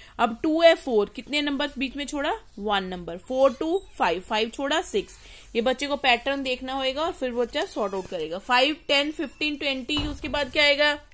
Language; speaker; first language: Hindi; native; Hindi